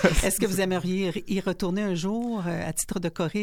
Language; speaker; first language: French; native; French